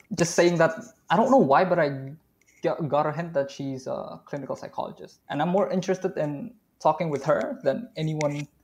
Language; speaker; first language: English; non-native, fluent; Indonesian